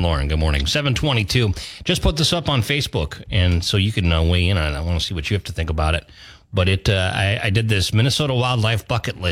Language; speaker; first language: English; native; English